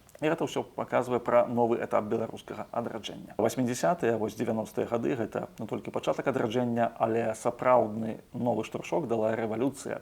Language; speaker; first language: Belarusian; native; Belarusian